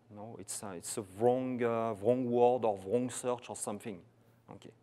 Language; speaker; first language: English; non-native, fluent; French